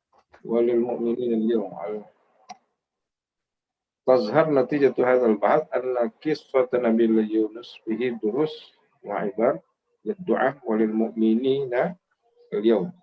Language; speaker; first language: Arabic; non-native, fluent; Indonesian